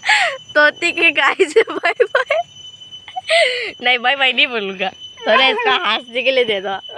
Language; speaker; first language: Hindi; non-native, local second language; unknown